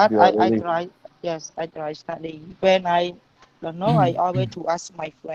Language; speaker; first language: English; non-native, learner; Khmer